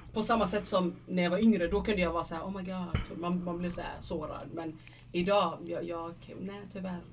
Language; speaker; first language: Swedish; early bilingual, other home language; Somali